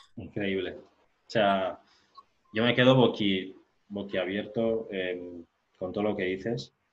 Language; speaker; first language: Spanish; non-native, local second language; Fang